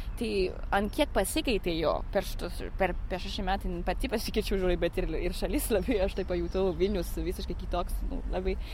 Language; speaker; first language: Lithuanian; non-native, fluent; French